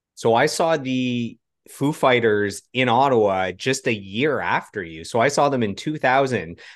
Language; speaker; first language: English; native; English